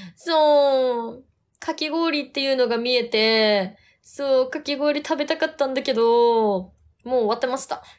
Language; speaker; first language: Japanese; native; Japanese